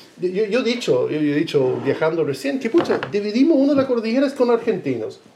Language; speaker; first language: Spanish; non-native, fluent; English